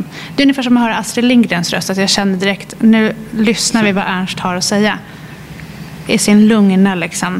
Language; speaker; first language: Swedish; native; Swedish